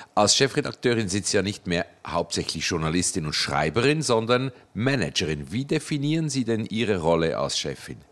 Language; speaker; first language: German; native; German